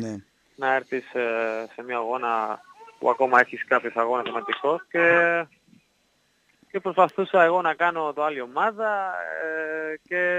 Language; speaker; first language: Greek; non-native, learner; Spanish